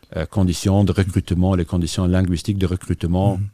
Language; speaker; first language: French; native; French